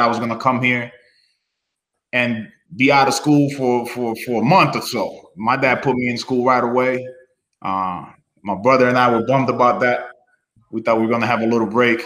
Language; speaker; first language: English; early bilingual, other home language; Spanish